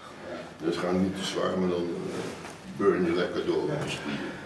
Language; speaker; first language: Dutch; native; Dutch